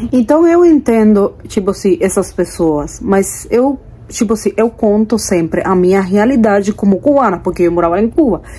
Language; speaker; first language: Portuguese; non-native, fluent; Spanish